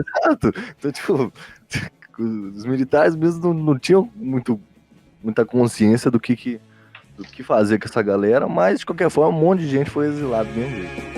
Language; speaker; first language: Portuguese; native; Portuguese